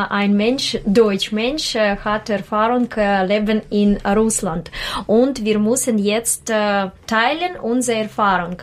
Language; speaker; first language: German; non-native, learner; Russian